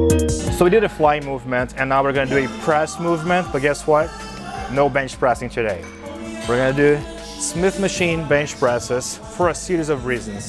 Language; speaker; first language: English; non-native, fluent; Portuguese